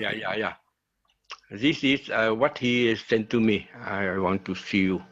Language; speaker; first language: English; non-native, learner; Vietnamese